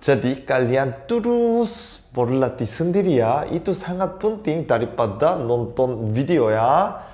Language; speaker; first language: Indonesian; non-native, fluent; Korean